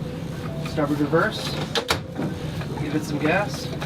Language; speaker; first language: English; native; English